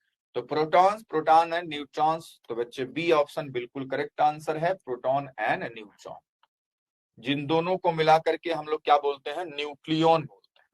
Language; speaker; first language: Hindi; native; Hindi